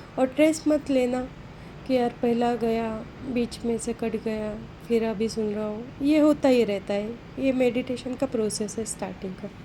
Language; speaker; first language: Hindi; non-native, local second language; Marathi